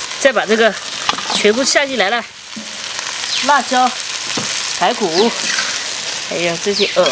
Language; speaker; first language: Chinese; native; Chinese